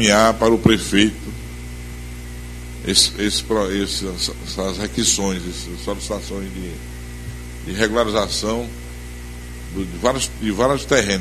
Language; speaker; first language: Portuguese; native; Portuguese